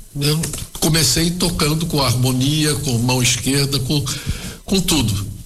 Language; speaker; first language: Portuguese; early bilingual, other home language; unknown